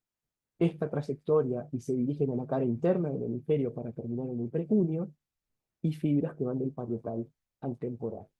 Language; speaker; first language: Spanish; native; Spanish